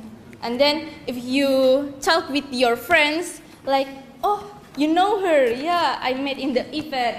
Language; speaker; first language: English; non-native, learner; Indonesian